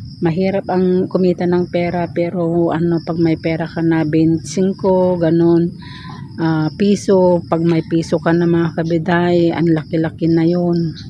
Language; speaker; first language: Filipino; non-native, local second language; Iloko